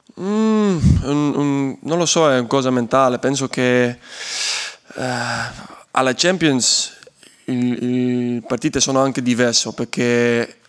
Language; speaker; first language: Italian; non-native, learner; Dutch